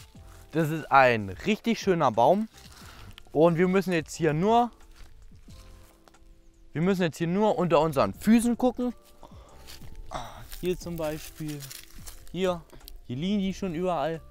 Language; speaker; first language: German; native; German